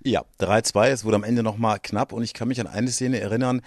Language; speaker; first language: German; native; German